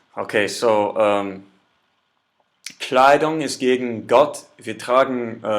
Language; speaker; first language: German; non-native, learner; English